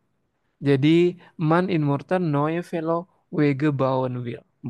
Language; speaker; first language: German; non-native, learner; Indonesian